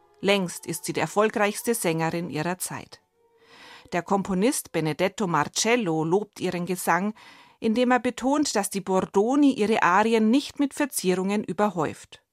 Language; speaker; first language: German; native; German